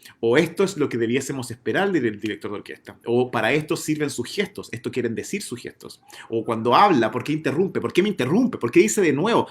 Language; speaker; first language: Spanish; native; Spanish